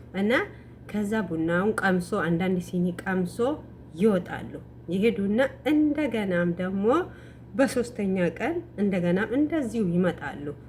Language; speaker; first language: Amharic; non-native, local second language; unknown